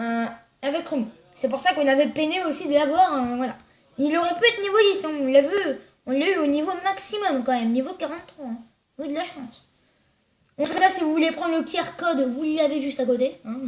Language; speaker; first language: French; native; French